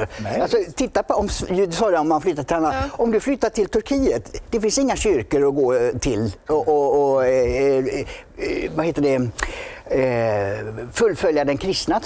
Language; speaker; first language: Swedish; native; Swedish